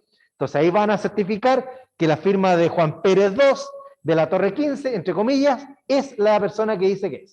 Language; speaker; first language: Spanish; native; Spanish